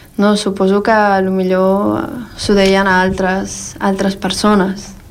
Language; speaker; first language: Catalan; early bilingual, other home language; Spanish